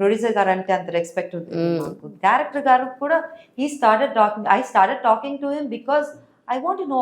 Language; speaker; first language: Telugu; non-native, learner; Tamil